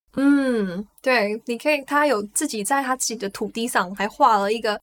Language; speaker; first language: Chinese; early bilingual, heritage; Chinese